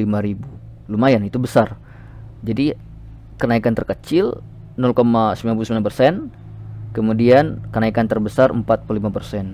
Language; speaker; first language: Indonesian; native; Indonesian